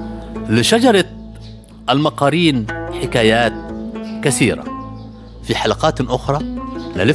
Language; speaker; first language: Arabic; native; Arabic